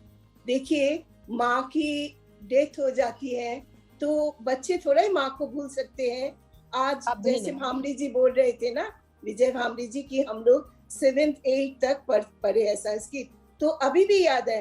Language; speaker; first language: Hindi; native; Hindi